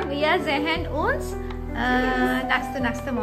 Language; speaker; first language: German; non-native, learner; Bangla